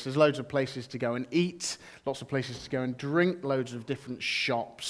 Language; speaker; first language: English; native; English